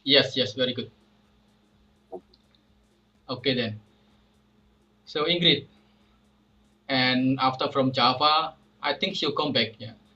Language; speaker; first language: English; non-native, fluent; Indonesian